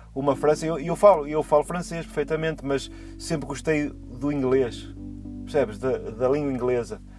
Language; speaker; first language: Portuguese; native; Portuguese